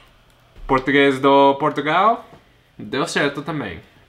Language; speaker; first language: Portuguese; non-native, fluent; English